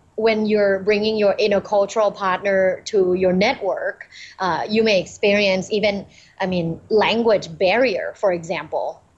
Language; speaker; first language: English; non-native, fluent; Thai